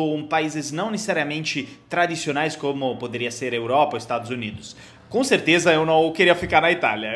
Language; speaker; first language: Portuguese; non-native, fluent; Italian